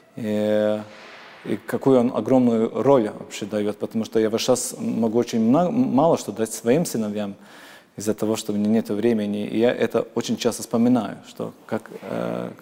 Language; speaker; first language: Russian; non-native, local second language; Latvian